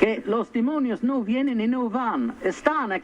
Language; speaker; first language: Spanish; non-native, fluent; English